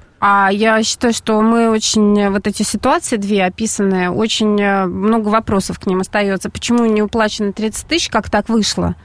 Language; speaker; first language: Russian; native; Russian